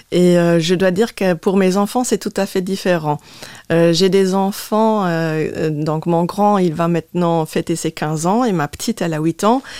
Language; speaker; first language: French; non-native, local second language; Luxembourgish